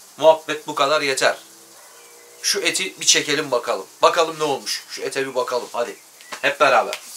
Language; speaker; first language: Turkish; native; Turkish